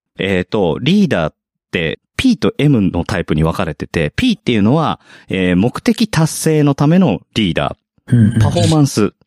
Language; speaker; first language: Japanese; native; Japanese